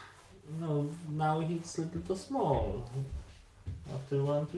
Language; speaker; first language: English; non-native, learner; Polish